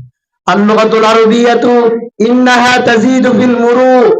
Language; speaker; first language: Arabic; non-native, learner; Bangla